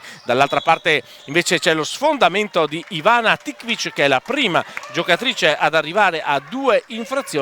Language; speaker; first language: Italian; native; Italian